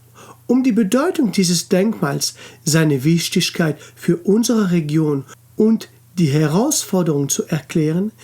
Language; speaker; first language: German; non-native, local second language; French